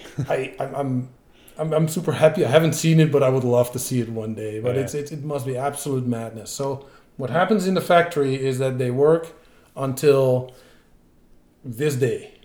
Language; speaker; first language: English; non-native, fluent; Dutch